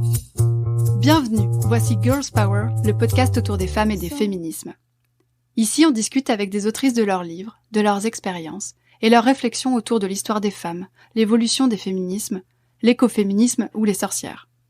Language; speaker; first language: French; native; French